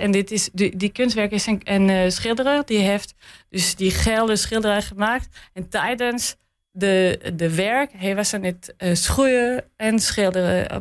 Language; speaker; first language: Dutch; non-native, learner; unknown